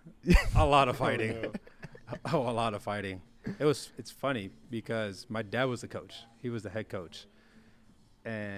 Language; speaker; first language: English; native; English